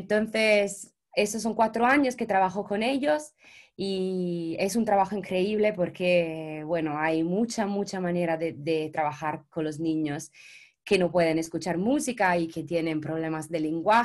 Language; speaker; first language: Spanish; non-native, fluent; Italian